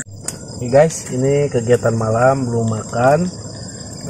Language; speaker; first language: Indonesian; non-native, local second language; Sundanese